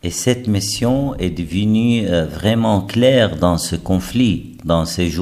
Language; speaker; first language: French; non-native, fluent; Arabic